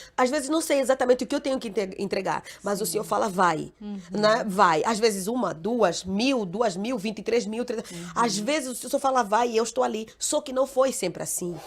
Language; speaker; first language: Portuguese; non-native, local second language; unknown